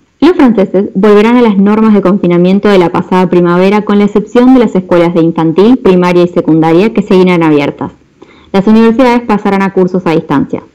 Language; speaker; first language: Spanish; native; Spanish